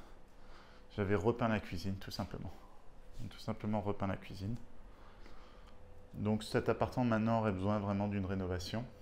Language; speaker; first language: French; native; French